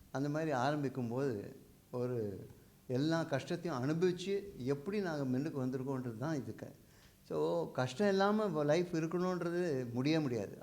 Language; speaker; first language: Tamil; non-native, local second language; Hindi